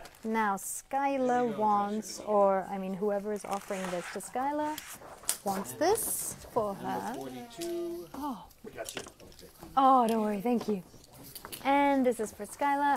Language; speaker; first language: English; non-native, fluent; French